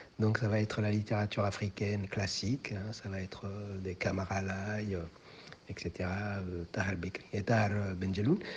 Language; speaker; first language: French; non-native, local second language; Somali